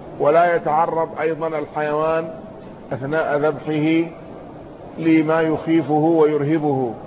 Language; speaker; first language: Arabic; native; Arabic